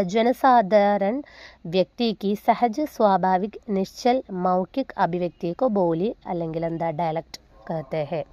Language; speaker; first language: Hindi; non-native, local second language; Malayalam